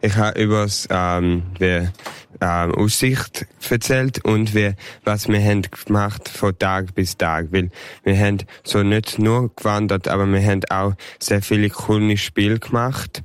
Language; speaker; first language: German; early bilingual, heritage; German